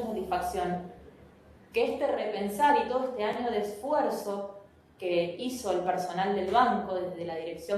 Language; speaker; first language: Spanish; native; Spanish